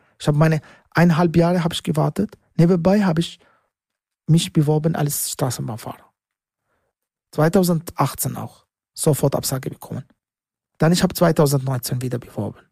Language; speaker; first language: German; non-native, learner; Arabic